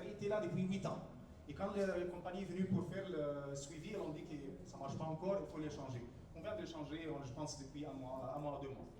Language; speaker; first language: French; non-native, fluent; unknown